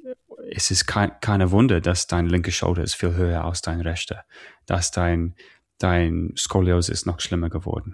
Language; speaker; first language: German; non-native, learner; English